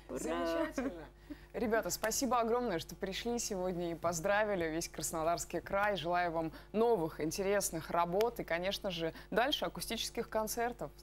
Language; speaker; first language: Russian; native; Russian